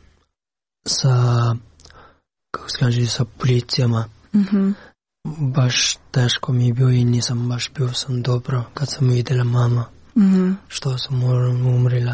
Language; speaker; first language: Serbian; non-native, learner; Pashto